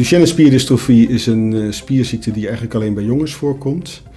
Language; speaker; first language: Dutch; native; Dutch